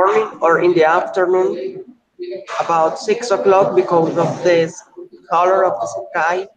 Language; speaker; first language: English; non-native, learner; Spanish